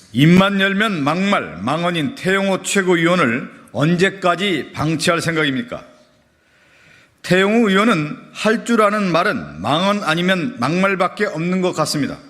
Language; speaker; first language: Korean; native; Korean